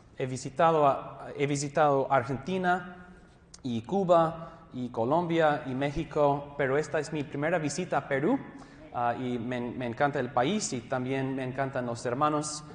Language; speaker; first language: Spanish; non-native, fluent; English